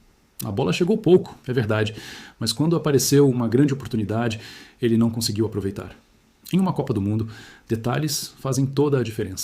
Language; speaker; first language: Portuguese; native; Portuguese